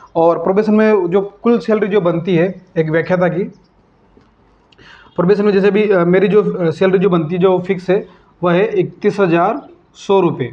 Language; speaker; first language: Hindi; native; Hindi